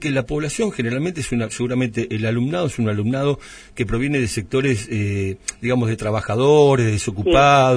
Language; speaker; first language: Spanish; native; Spanish